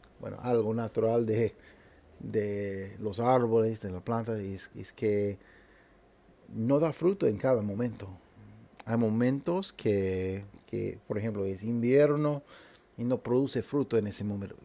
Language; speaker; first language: Spanish; non-native, fluent; English